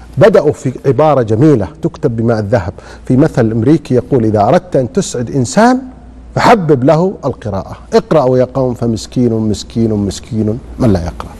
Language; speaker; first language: Arabic; native; Arabic